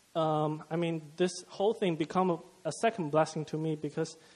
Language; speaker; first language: English; non-native, fluent; Chinese